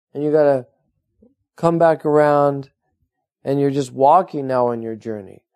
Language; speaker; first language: English; native; English